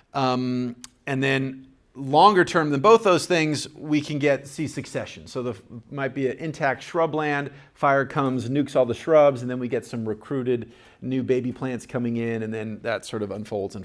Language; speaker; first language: English; native; English